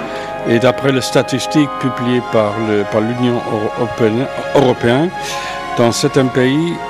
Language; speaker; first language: French; non-native, fluent; German